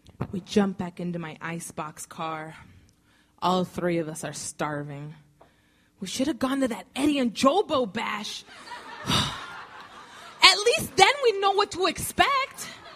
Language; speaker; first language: English; early bilingual, other home language; Spanish